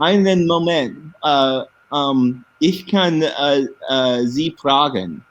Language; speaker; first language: German; non-native, learner; English